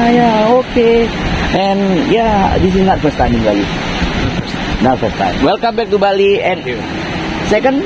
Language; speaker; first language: English; non-native, learner; Indonesian